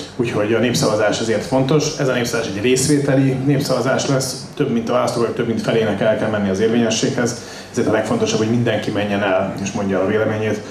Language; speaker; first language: Hungarian; native; Hungarian